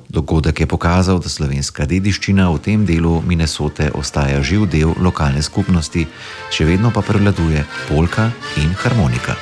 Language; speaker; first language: Slovenian; native; Slovenian